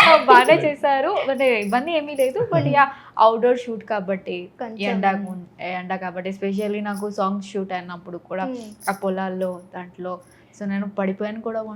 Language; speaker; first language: Telugu; non-native, fluent; Odia